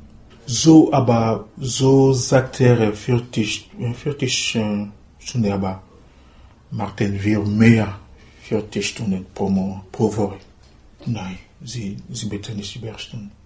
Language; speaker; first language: German; non-native, learner; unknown